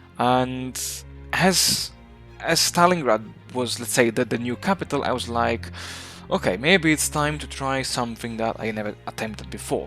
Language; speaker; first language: English; non-native, fluent; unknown